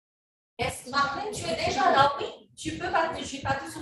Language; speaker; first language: French; non-native, learner; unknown